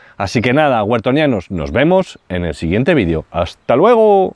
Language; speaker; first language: Spanish; native; Spanish